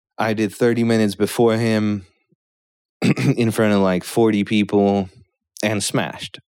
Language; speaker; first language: English; early bilingual, other home language; Polish